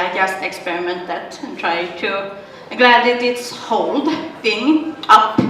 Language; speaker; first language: English; non-native, learner; Swedish